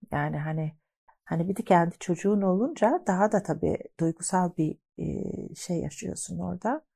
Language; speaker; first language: Turkish; early bilingual, heritage; Turkish